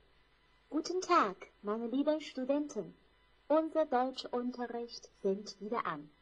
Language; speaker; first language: German; non-native, fluent; Chinese